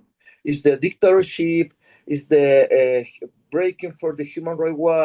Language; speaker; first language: English; non-native, learner; Spanish